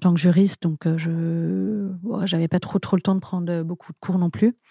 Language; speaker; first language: French; native; French